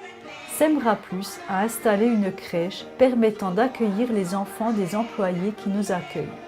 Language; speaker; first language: French; native; French